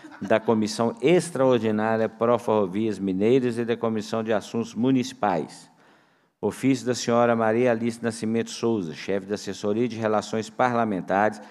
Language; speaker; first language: Portuguese; native; Portuguese